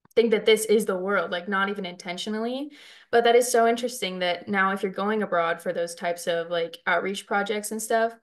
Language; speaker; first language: English; native; English